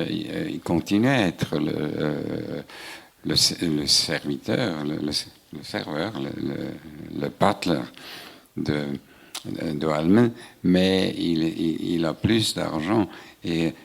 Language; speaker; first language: French; non-native, local second language; German